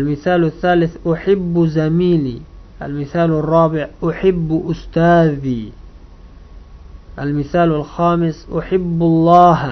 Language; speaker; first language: Arabic; non-native, fluent; Uzbek